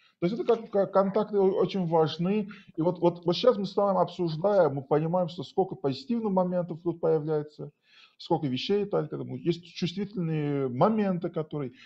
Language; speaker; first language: Russian; non-native, local second language; Azerbaijani